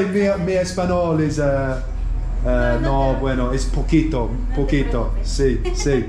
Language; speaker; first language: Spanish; non-native, learner; English